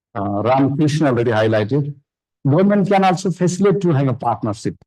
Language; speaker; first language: English; non-native, local second language; Nepali